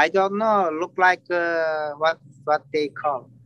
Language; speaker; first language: English; non-native, learner; Turkish